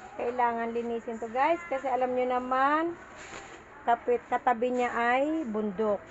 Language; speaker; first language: Filipino; non-native, local second language; Bikol